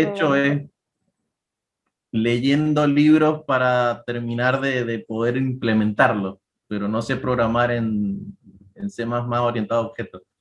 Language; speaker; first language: Spanish; native; Spanish